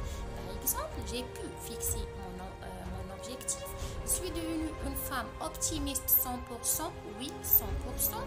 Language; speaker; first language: French; non-native, local second language; Arabic